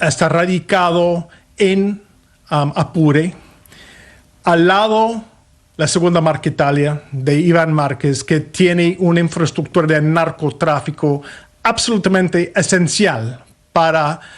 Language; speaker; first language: Spanish; non-native, fluent; English